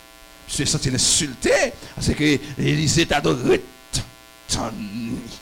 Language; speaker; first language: French; non-native, local second language; Haitian Creole